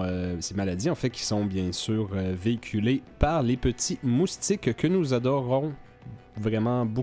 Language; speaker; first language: French; native; French